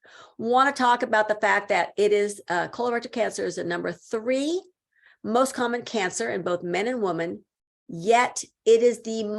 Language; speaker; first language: English; native; English